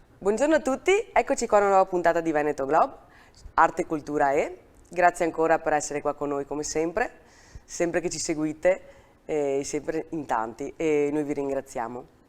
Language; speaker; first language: Italian; native; Italian